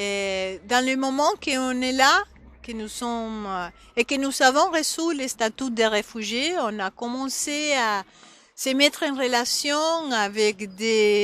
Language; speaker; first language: French; non-native, fluent; Spanish